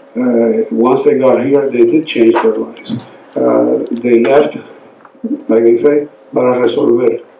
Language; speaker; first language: English; non-native, fluent; Spanish